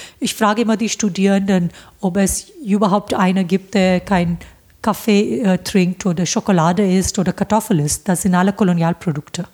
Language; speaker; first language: German; non-native, fluent; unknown